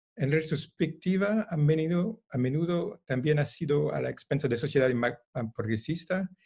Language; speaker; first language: Spanish; non-native, fluent; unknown